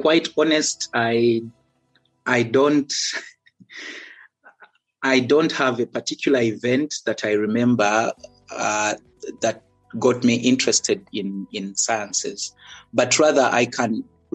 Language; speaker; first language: English; non-native, local second language; Ganda